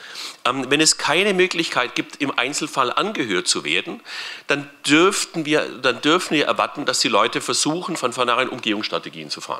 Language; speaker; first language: German; native; German